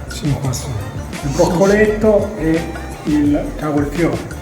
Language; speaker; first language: Italian; non-native, learner; Chinese